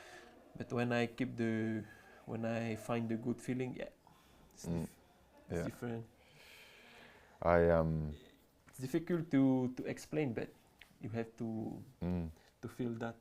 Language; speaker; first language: English; non-native, learner; French